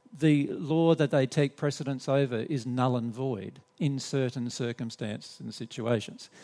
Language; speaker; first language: English; native; English